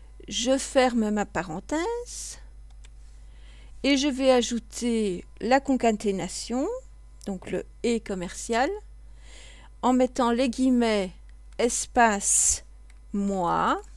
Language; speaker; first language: French; native; French